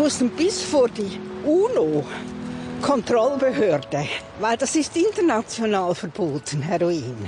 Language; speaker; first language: German; native; German